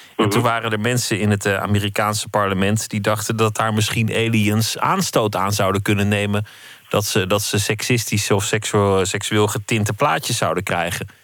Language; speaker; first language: Dutch; native; Dutch